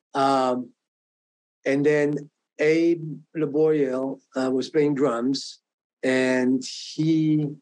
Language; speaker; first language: English; non-native, fluent; French